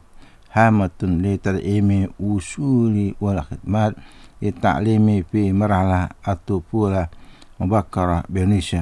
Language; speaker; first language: Arabic; non-native, fluent; Indonesian